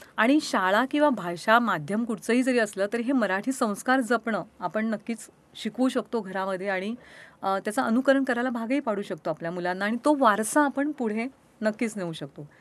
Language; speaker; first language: Marathi; native; Marathi